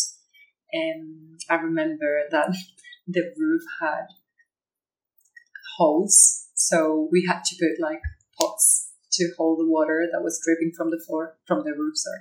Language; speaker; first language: English; non-native, fluent; Spanish